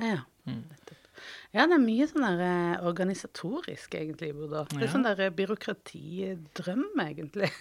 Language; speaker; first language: Norwegian; native; Norwegian